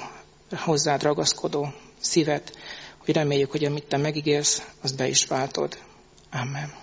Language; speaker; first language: Hungarian; native; Hungarian